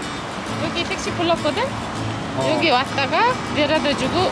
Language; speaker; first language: Korean; non-native, fluent; Uzbek